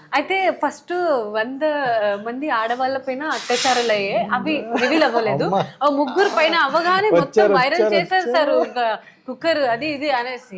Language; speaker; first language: Telugu; non-native, fluent; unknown